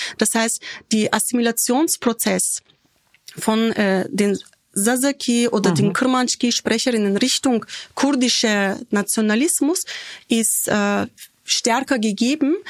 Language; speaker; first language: German; early bilingual, other home language; Turkish